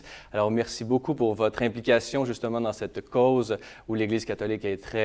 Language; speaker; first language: French; native; French